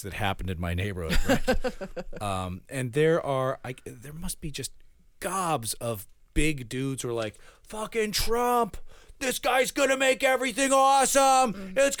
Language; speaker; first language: English; early bilingual, other home language; Spanish